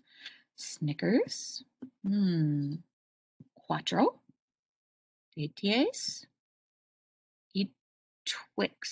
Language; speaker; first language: Spanish; non-native, learner; English